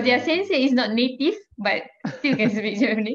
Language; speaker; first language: English; non-native, fluent; Malay